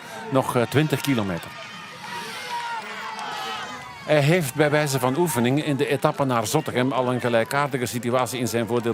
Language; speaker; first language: Dutch; native; Dutch